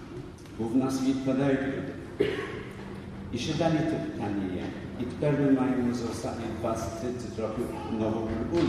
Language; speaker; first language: Ukrainian; early bilingual, other home language; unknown